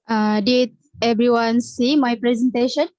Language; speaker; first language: English; non-native, learner; Indonesian